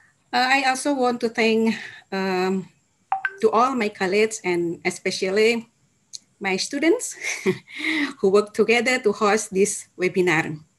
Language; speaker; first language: English; non-native, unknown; Indonesian